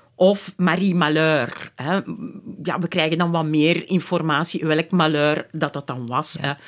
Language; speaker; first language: Dutch; native; Dutch